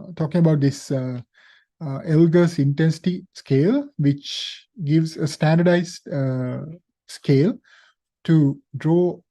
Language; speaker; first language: English; non-native, local second language; Sinhala